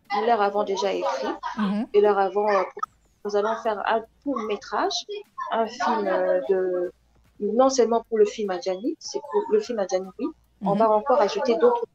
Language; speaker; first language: French; non-native, local second language; Lingala